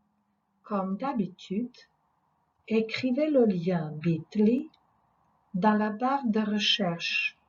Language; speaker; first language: French; non-native, fluent; Croatian